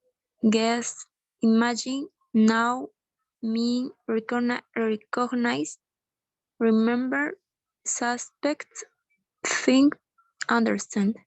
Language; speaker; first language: English; non-native, learner; Spanish